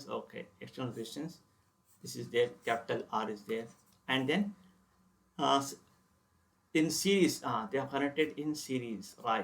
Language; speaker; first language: English; non-native, local second language; Kannada